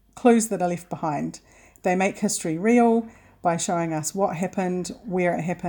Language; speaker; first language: English; native; English